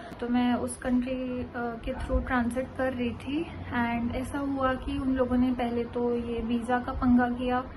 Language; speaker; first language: Hindi; native; Hindi